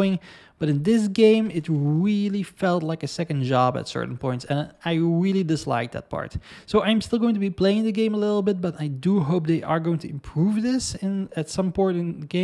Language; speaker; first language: English; non-native, fluent; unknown